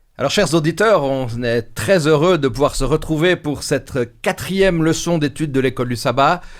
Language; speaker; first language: French; native; French